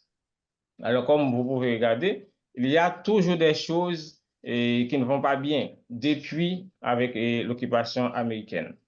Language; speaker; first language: French; non-native, local second language; Haitian Creole